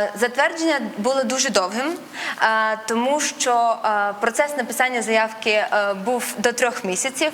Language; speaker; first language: Ukrainian; non-native, local second language; Russian